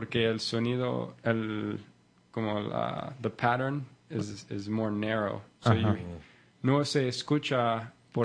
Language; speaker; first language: Spanish; non-native, learner; English